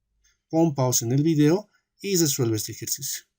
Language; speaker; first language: Spanish; native; Spanish